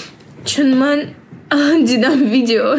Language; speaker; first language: Persian; early bilingual, heritage; Persian